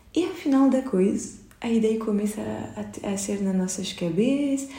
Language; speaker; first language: Portuguese; early bilingual, heritage; Portuguese